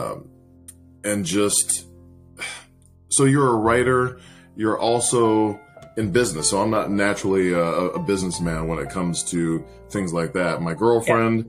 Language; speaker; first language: English; native; English